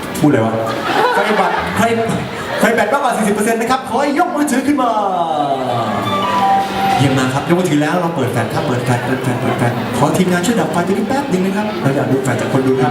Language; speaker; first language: Thai; native; Thai